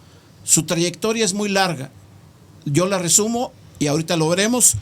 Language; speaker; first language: Spanish; native; Spanish